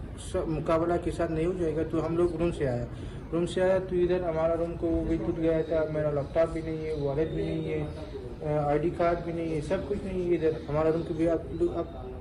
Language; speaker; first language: Hindi; non-native, learner; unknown